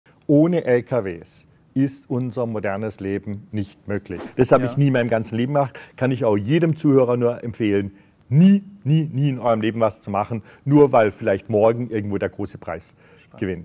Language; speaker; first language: German; native; German